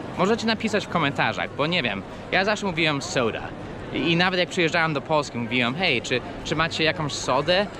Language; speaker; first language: Polish; non-native, fluent; English